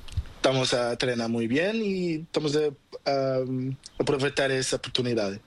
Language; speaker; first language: Spanish; non-native, learner; Portuguese